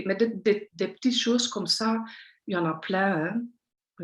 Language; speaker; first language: French; non-native, local second language; Dutch